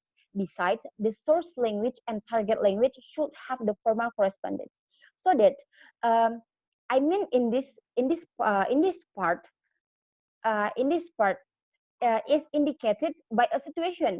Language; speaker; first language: English; non-native, learner; Indonesian